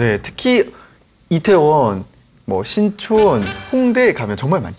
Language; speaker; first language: Korean; native; Korean